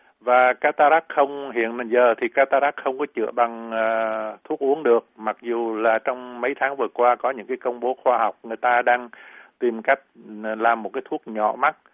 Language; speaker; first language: Vietnamese; native; Vietnamese